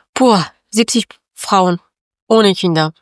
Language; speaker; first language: German; non-native, learner; Persian